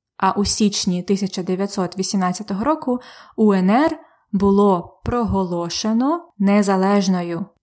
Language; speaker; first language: Ukrainian; native; Ukrainian